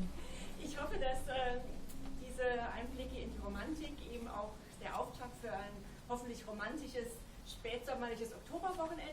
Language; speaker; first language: German; native; German